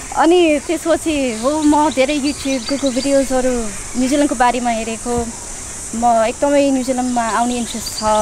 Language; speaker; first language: Nepali; non-native, fluent; English